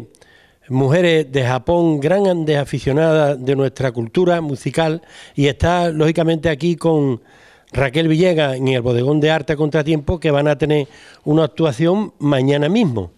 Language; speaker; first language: Spanish; native; Spanish